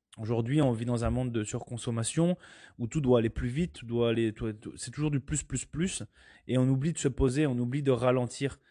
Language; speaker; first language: French; native; French